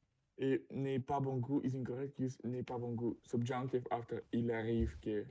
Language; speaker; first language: French; non-native, learner; Russian